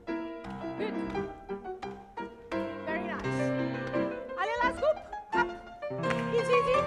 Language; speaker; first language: English; non-native, learner; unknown